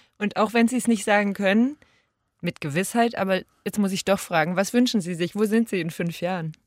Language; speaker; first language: German; native; German